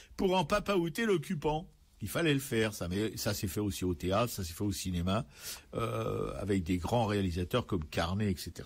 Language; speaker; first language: French; native; French